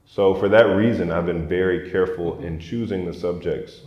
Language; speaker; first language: English; native; English